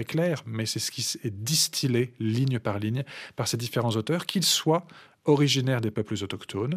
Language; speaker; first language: French; native; French